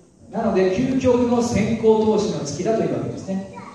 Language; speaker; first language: Japanese; native; Japanese